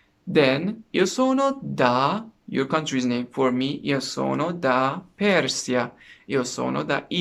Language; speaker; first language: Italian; non-native, learner; Persian